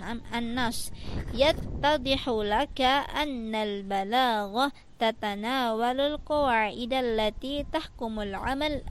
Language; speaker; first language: Arabic; non-native, fluent; Indonesian